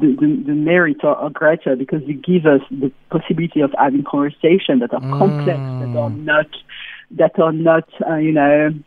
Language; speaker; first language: English; non-native, fluent; French